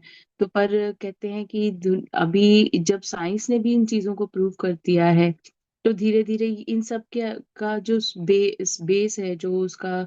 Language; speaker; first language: Hindi; native; Hindi